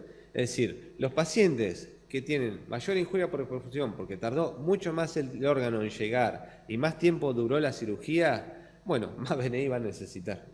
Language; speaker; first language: Spanish; native; Spanish